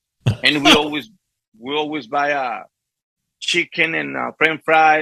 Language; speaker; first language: English; non-native, fluent; Spanish